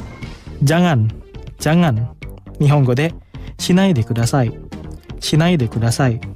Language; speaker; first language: Japanese; non-native, fluent; Indonesian